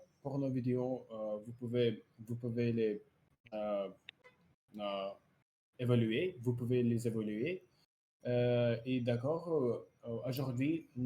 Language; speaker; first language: French; non-native, learner; Russian